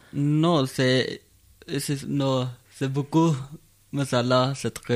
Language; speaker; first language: French; non-native, learner; Punjabi